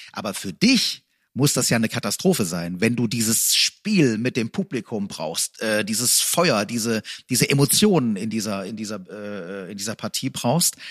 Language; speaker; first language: German; native; German